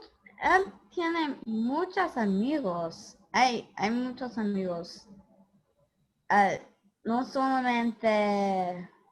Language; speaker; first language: Spanish; non-native, learner; English